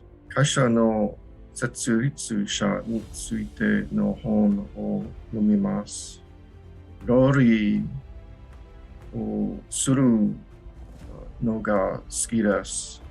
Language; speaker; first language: Japanese; non-native, learner; English